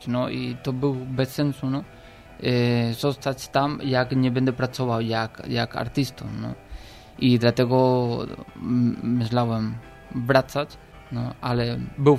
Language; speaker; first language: Polish; non-native, learner; Spanish